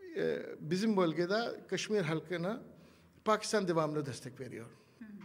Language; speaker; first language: Turkish; non-native, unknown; Urdu